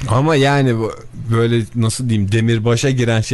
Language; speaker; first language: Turkish; native; Turkish